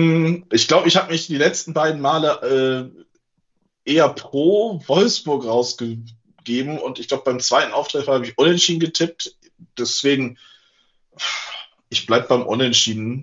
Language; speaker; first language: German; native; German